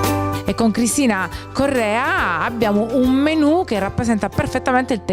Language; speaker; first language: Italian; native; Italian